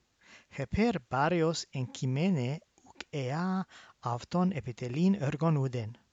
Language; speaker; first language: Greek; non-native, fluent; English